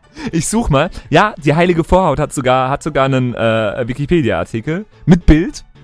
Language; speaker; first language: German; native; German